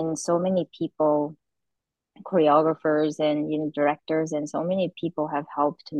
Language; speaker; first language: English; non-native, fluent; Japanese